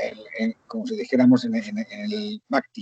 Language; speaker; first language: Spanish; native; Spanish